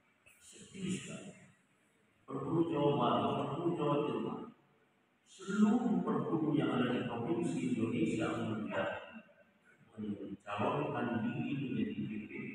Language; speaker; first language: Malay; non-native, local second language; Javanese